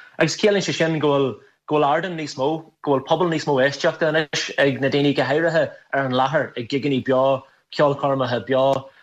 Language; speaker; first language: Irish; non-native, local second language; English